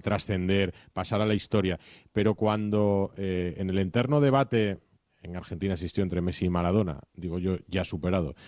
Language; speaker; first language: Spanish; native; Spanish